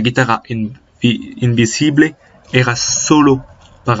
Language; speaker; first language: Spanish; non-native, learner; French